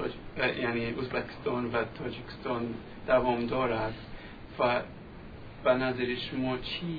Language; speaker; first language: Persian; non-native, fluent; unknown